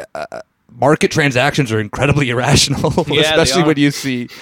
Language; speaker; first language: English; native; English